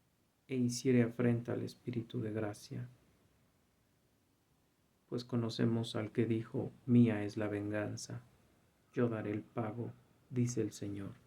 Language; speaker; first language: Spanish; native; Spanish